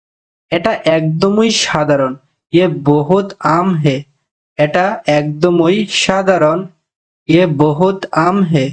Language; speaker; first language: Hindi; non-native, learner; Bangla